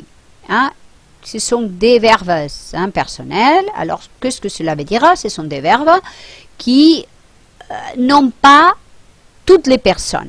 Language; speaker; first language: French; non-native, fluent; Spanish